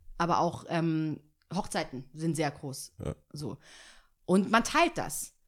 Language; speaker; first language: German; early bilingual, other home language; Tigrinya